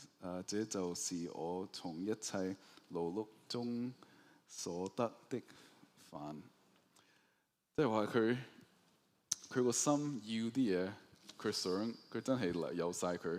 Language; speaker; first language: Cantonese; early bilingual, heritage; Cantonese